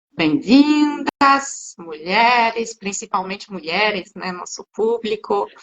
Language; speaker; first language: Portuguese; non-native, fluent; French